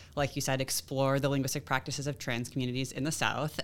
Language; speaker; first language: English; native; English